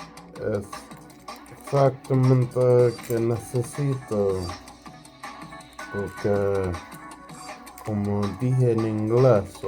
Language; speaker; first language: Spanish; non-native, learner; English